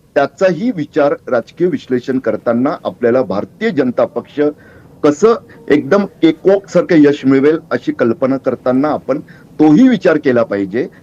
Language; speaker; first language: Marathi; native; Marathi